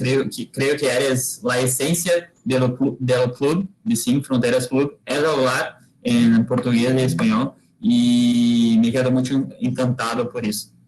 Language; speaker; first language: Spanish; non-native, learner; Portuguese